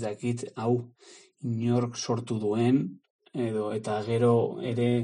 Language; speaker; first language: Basque; non-native, learner; Spanish